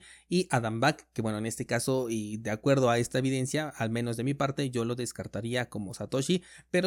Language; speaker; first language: Spanish; native; Spanish